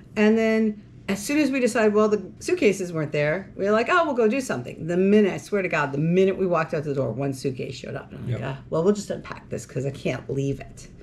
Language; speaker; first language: English; native; English